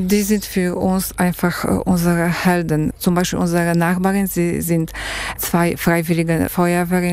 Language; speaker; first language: German; non-native, learner; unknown